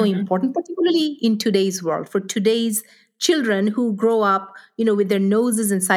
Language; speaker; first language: English; non-native, local second language; Bangla